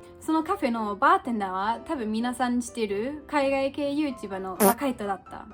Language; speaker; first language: Japanese; non-native, fluent; German